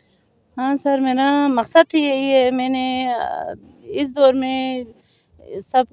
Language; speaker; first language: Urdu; non-native, local second language; Balti